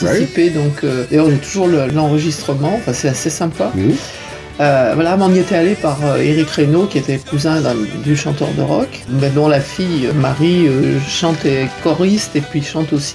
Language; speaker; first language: French; native; French